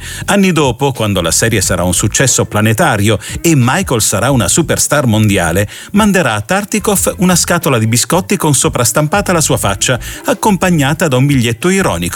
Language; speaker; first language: Italian; native; Italian